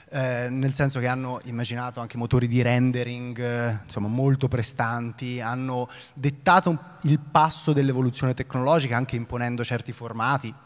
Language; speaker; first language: Italian; native; Italian